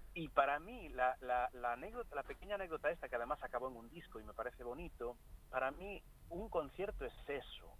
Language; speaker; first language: Spanish; non-native, local second language; Galician